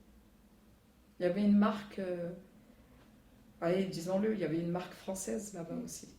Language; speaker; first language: French; non-native, local second language; Arabic